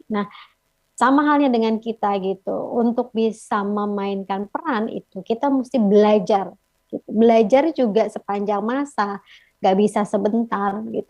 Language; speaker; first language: Indonesian; native; Indonesian